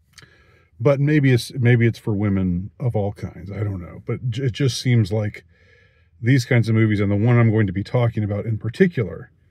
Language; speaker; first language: English; native; English